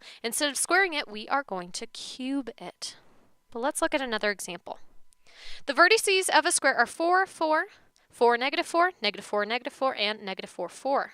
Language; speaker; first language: English; native; English